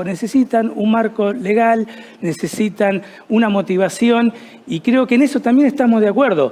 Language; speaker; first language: Spanish; native; Spanish